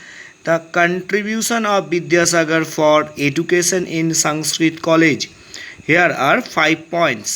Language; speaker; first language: English; non-native, local second language; Bangla